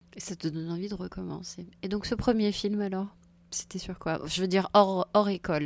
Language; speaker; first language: French; native; French